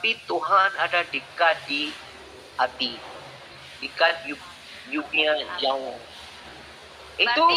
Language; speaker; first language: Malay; non-native, learner; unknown